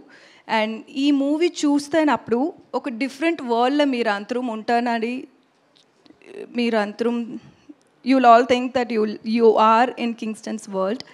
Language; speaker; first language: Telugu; non-native, learner; Tamil